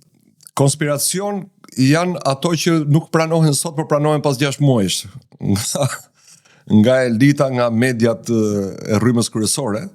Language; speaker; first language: Albanian; native; Albanian